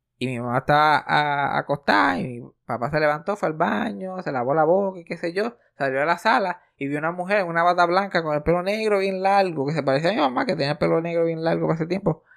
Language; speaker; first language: Spanish; native; Spanish